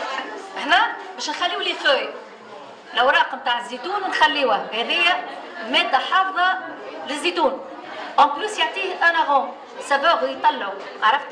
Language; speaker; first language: Arabic; native; Arabic